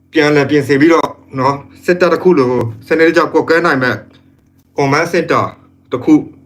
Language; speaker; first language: Burmese; native; Burmese